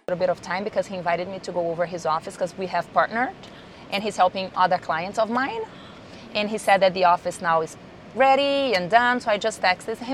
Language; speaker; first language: English; non-native, fluent; Portuguese